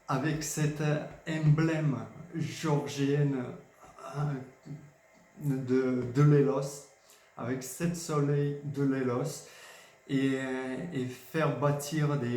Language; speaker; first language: French; non-native, fluent; Georgian